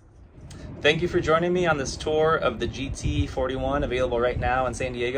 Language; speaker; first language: English; native; English